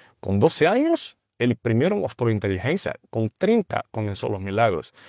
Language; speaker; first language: Spanish; non-native, fluent; Portuguese